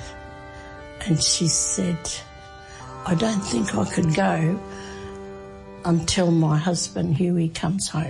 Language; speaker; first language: English; native; English